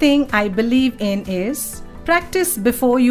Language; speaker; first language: English; non-native, local second language; Kannada